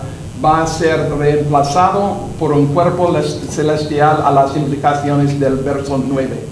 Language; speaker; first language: Spanish; non-native, learner; English